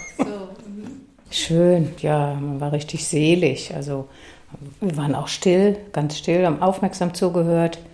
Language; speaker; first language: German; native; German